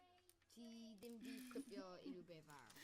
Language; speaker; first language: Welsh; non-native, local second language; English